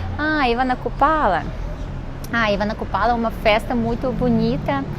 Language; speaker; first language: Portuguese; non-native, fluent; Russian